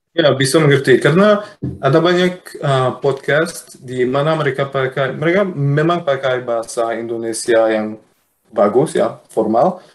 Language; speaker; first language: Indonesian; non-native, fluent; English